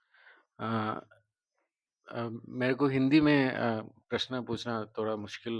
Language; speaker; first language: Hindi; non-native, learner; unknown